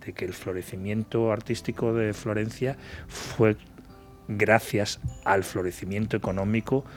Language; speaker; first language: Spanish; native; Spanish